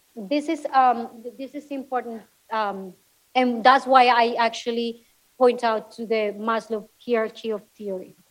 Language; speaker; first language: English; non-native, fluent; Spanish